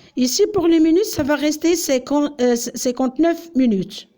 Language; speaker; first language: French; non-native, local second language; Arabic